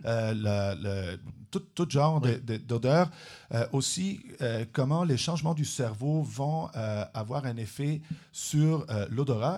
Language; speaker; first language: French; non-native, fluent; German